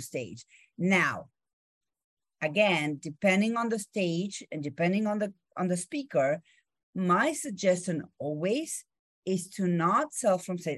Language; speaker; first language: English; non-native, fluent; Spanish